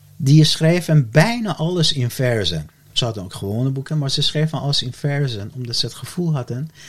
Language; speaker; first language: Dutch; non-native, fluent; Persian